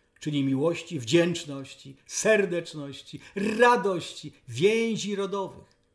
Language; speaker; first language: Polish; native; Polish